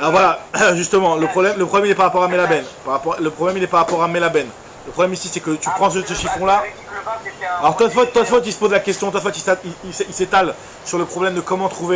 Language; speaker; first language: French; native; French